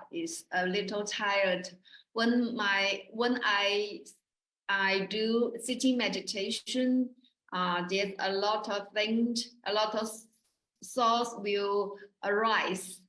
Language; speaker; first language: English; non-native, learner; Chinese